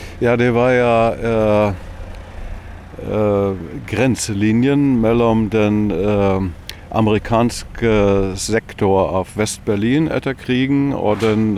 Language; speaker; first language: Norwegian; non-native, fluent; German